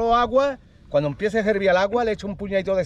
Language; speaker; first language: Spanish; native; Spanish